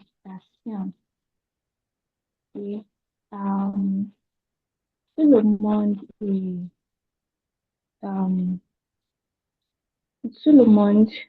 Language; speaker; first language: French; non-native, learner; Yoruba